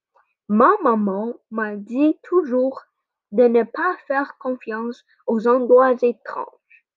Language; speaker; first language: French; non-native, learner; English